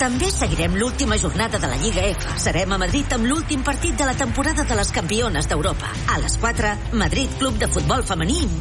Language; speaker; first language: Catalan; native; Catalan